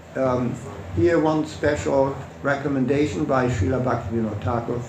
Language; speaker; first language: English; non-native, fluent; German